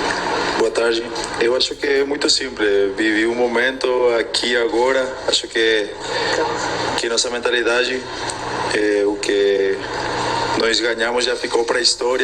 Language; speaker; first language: Portuguese; non-native, fluent; Spanish